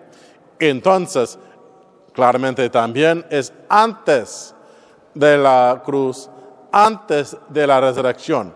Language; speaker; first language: Spanish; non-native, fluent; English